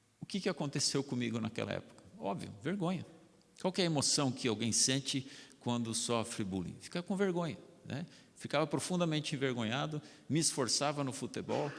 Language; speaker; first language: Portuguese; non-native, local second language; German